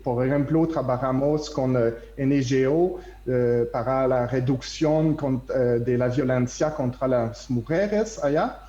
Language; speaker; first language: Spanish; non-native, learner; French